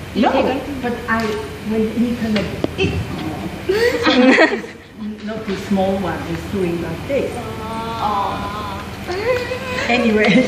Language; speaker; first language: English; non-native, fluent; French